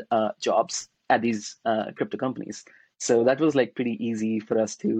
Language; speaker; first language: English; non-native, local second language; Hindi